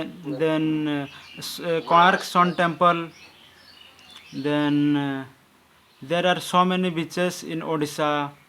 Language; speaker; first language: English; non-native, learner; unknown